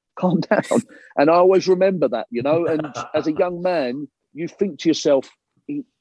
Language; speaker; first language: English; native; English